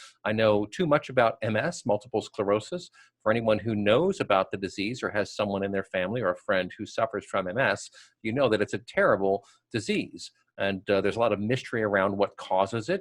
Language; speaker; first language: English; native; English